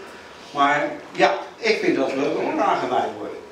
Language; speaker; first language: Dutch; native; Dutch